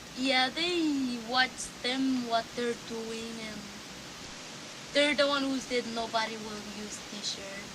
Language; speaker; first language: English; non-native, learner; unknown